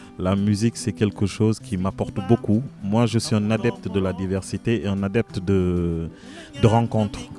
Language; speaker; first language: French; non-native, local second language; Wolof